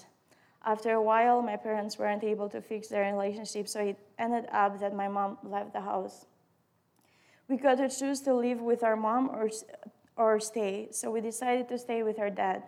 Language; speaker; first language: English; non-native, fluent; Albanian